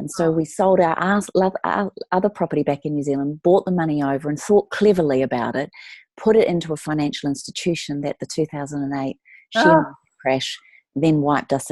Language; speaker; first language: English; native; English